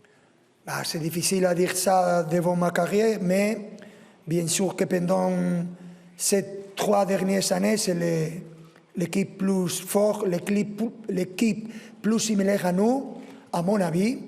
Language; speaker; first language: French; non-native, fluent; Spanish